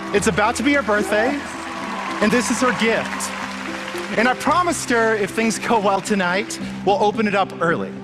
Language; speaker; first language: English; native; English